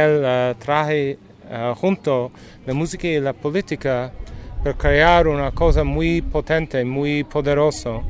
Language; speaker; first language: Spanish; non-native, learner; English